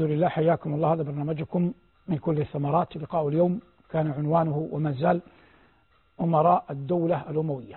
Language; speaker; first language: Arabic; native; Arabic